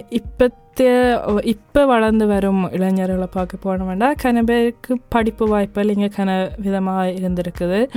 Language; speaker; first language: Tamil; native; Tamil